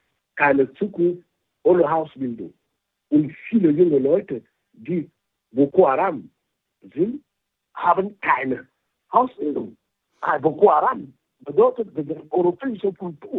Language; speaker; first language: German; non-native, fluent; French